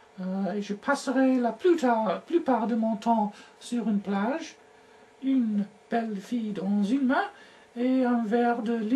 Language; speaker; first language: French; non-native, learner; English